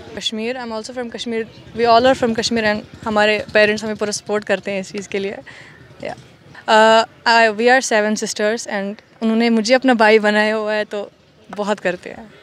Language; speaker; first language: Hindi; non-native, local second language; Kashmiri